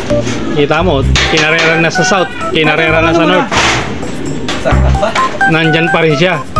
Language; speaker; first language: Filipino; native; Filipino